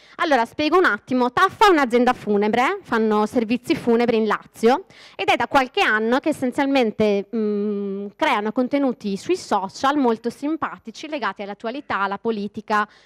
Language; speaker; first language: Italian; native; Italian